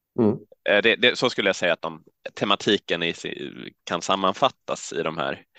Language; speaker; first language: Swedish; native; Swedish